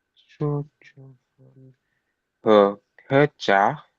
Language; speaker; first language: Chinese; non-native, learner; Vietnamese